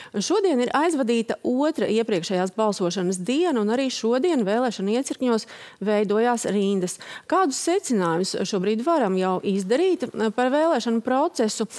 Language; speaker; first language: Latvian; native; Latvian